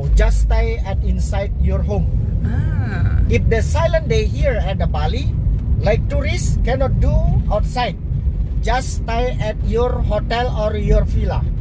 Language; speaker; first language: English; non-native, learner; Indonesian